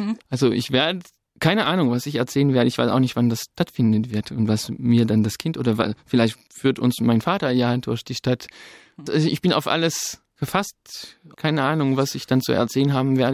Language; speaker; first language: German; non-native, fluent; French